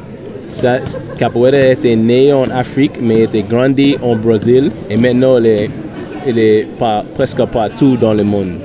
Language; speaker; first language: French; non-native, learner; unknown